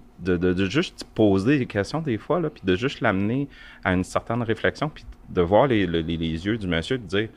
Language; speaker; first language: French; native; French